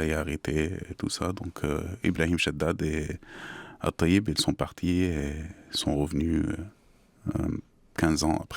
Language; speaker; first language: French; non-native, fluent; Arabic